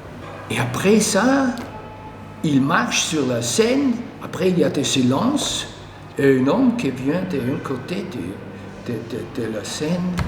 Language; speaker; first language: French; non-native, learner; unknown